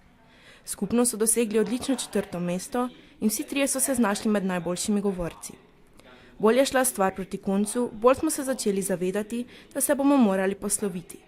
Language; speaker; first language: Slovenian; native; Slovenian